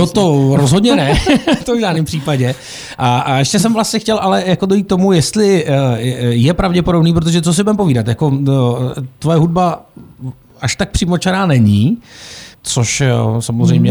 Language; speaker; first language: Czech; native; Czech